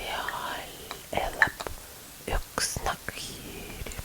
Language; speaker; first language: Estonian; non-native, learner; Russian